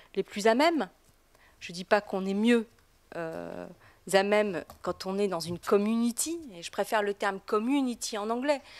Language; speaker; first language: French; native; French